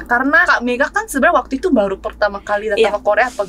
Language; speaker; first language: Indonesian; non-native, fluent; Korean